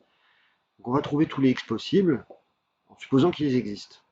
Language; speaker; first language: French; native; French